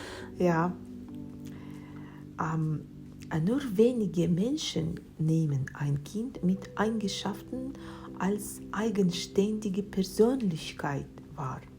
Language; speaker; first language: German; non-native, learner; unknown